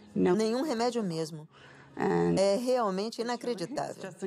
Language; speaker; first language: Portuguese; non-native, fluent; English